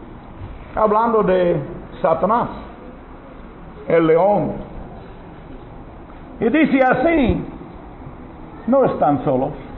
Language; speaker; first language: Spanish; non-native, learner; English